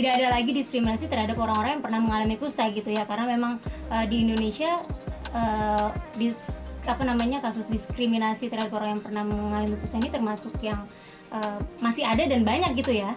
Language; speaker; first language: Indonesian; native; Indonesian